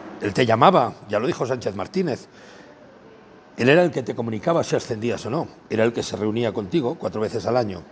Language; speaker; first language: Spanish; native; Spanish